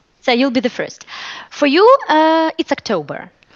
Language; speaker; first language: English; non-native, fluent; Russian